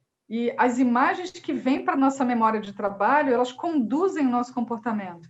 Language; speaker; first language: Portuguese; native; Portuguese